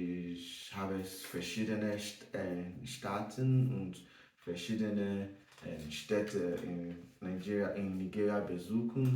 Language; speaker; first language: German; non-native, learner; English